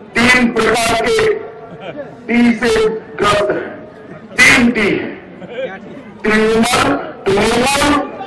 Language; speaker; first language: Hindi; non-native, local second language; Gujarati